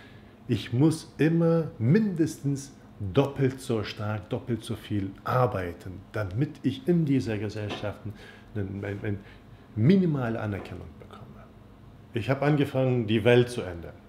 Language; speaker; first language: German; non-native, fluent; Turkish